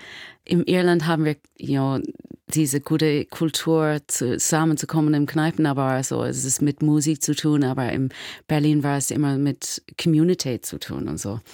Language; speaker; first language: German; non-native, fluent; English